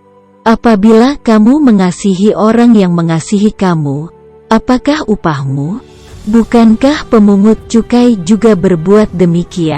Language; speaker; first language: Indonesian; native; Indonesian